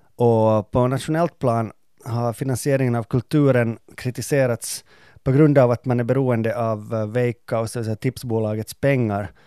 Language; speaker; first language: Swedish; native; Swedish